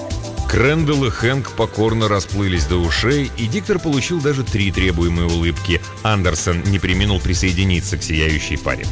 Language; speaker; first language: Russian; native; Russian